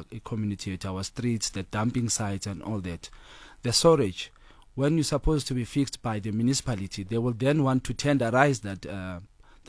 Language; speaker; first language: English; non-native, local second language; Zulu